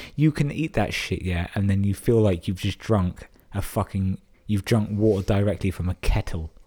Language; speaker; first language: English; native; English